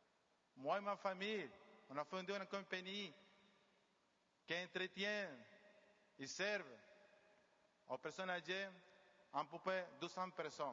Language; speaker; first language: French; non-native, learner; Spanish